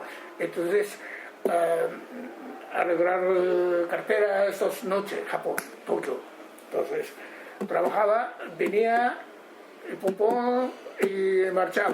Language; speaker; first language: Spanish; non-native, learner; Japanese